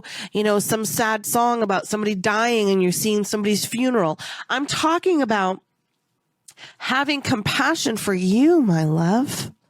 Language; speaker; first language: English; native; English